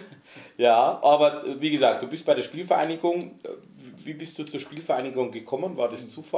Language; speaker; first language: German; native; German